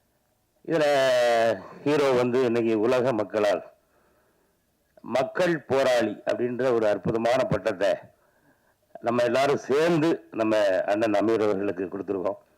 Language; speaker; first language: Tamil; native; Tamil